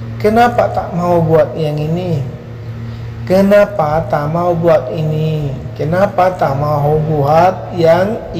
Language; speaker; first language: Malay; non-native, fluent; Bangla